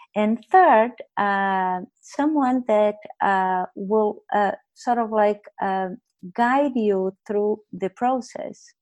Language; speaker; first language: English; non-native, fluent; Portuguese